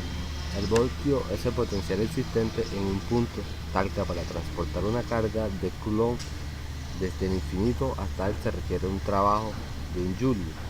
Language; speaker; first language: Spanish; native; Spanish